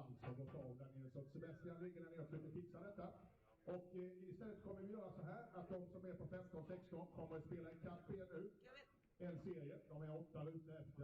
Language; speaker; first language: Swedish; native; Swedish